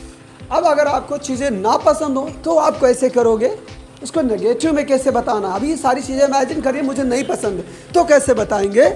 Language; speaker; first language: Hindi; native; Hindi